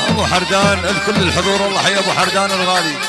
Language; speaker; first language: Arabic; native; Arabic